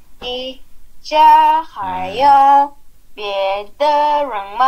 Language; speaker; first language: Chinese; non-native, learner; English